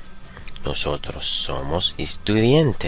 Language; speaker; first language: Spanish; non-native, fluent; Arabic